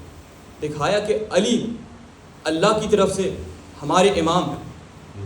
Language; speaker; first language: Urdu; early bilingual, heritage; Urdu